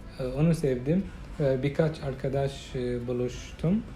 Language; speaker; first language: Turkish; non-native, learner; Arabic